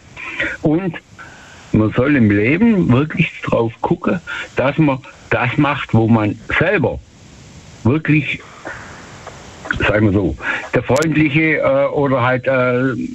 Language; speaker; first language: German; native; German